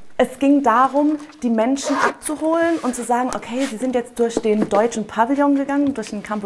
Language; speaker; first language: German; native; German